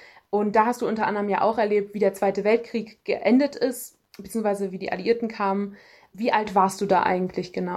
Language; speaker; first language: German; native; German